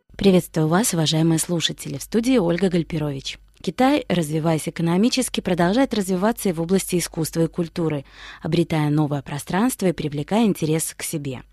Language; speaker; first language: Russian; non-native, fluent; Chinese